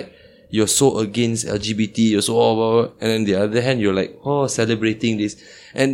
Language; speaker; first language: English; non-native, local second language; Malay